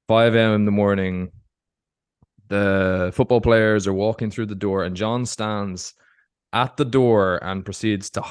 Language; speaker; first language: English; native; English